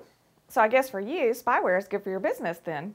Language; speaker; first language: English; native; English